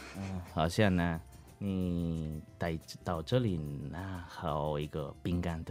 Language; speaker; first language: Chinese; non-native, learner; Spanish